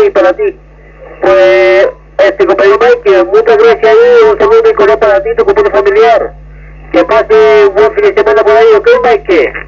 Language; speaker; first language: Spanish; native; Spanish